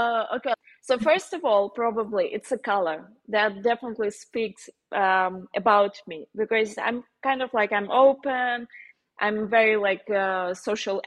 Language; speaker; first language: English; non-native, fluent; Russian